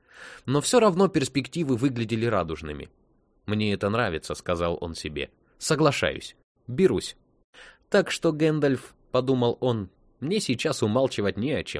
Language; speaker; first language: Russian; native; Russian